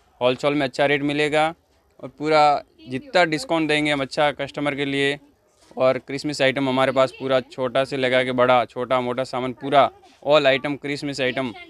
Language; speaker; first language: Hindi; non-native, local second language; Urdu